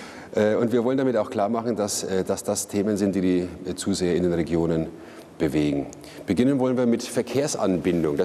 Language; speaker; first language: German; native; German